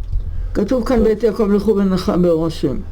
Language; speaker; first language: Hebrew; early bilingual, other home language; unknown